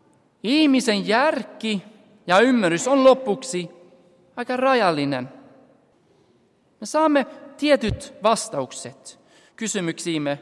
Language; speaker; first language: Finnish; non-native, fluent; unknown